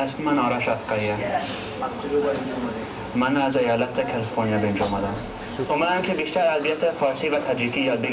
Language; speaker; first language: Persian; early bilingual, heritage; Persian